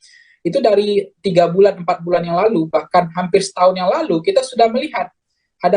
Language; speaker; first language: Indonesian; native; Indonesian